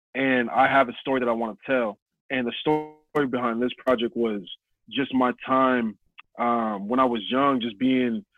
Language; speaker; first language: English; native; English